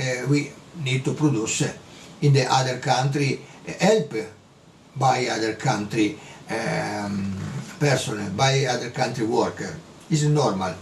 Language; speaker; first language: English; non-native, learner; Italian